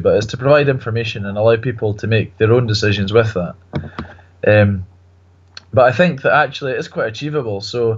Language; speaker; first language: English; native; English